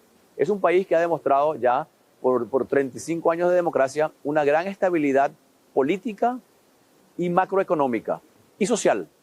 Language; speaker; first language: Spanish; native; Spanish